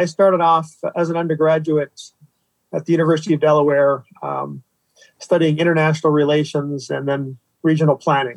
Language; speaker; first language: English; native; English